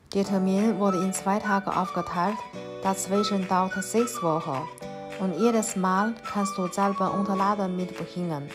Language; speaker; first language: German; non-native, learner; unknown